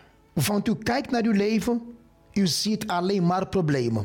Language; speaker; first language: Dutch; non-native, fluent; Portuguese